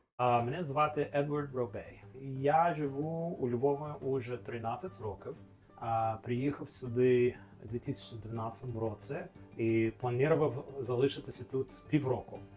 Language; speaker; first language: Ukrainian; non-native, fluent; English